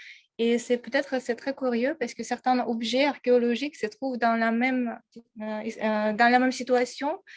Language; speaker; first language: French; non-native, fluent; Russian